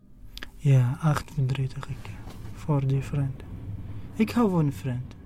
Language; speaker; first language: Dutch; non-native, learner; Arabic